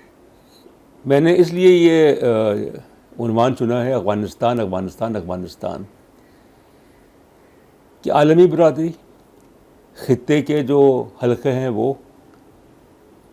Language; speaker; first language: Urdu; native; Urdu